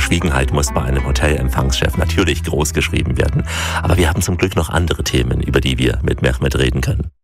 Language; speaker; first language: German; native; German